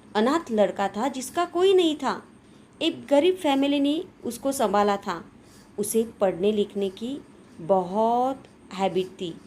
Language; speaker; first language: Hindi; non-native, local second language; Marathi